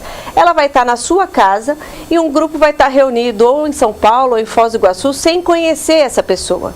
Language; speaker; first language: Portuguese; native; Portuguese